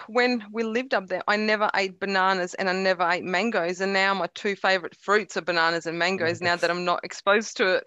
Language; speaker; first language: English; early bilingual, other home language; Croatian